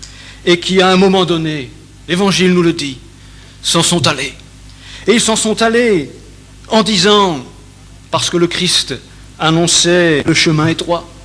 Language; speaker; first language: French; native; French